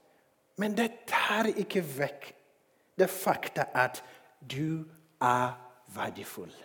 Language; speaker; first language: Norwegian; non-native, fluent; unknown